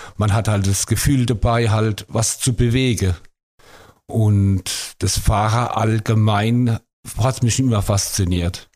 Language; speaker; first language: German; native; German